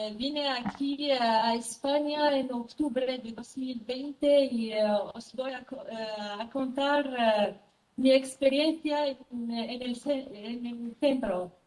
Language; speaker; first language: Spanish; non-native, fluent; French